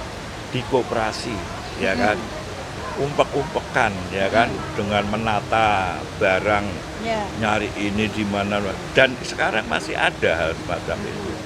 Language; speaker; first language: Indonesian; native; Indonesian